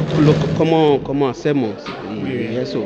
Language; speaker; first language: Spanish; non-native, learner; Bini